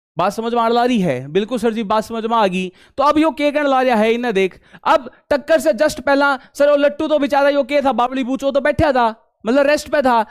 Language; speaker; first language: Hindi; native; Hindi